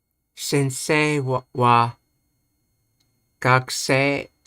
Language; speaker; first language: Japanese; non-native, learner; English